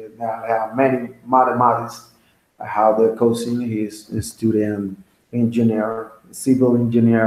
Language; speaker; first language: English; non-native, learner; Spanish